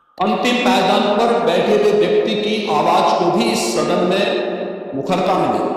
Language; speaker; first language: Hindi; native; Hindi